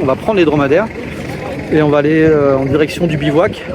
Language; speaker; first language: French; native; French